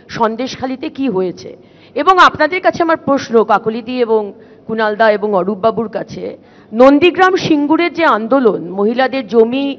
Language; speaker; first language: Bangla; native; Bangla